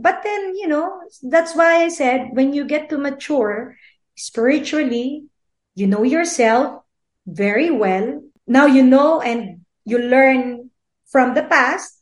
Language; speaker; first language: English; non-native, local second language; Filipino